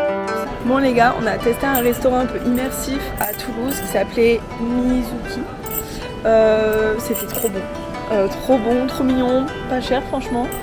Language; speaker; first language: French; native; French